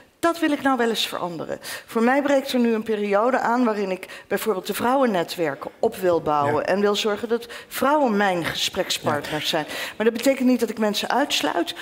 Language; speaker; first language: Dutch; native; Dutch